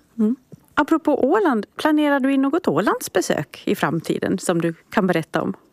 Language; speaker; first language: Swedish; native; Swedish